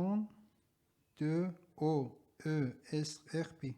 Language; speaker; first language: French; non-native, learner; Persian